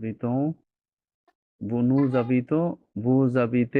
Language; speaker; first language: French; non-native, learner; Bangla